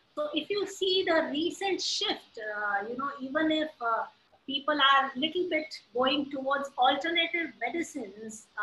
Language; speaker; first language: English; non-native, local second language; Hindi